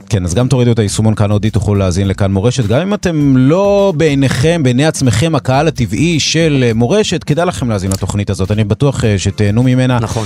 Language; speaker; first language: Hebrew; native; Hebrew